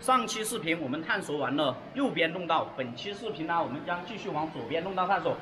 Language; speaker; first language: Chinese; native; Chinese